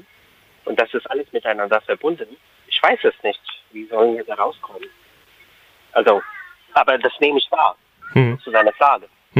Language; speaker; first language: German; non-native, fluent; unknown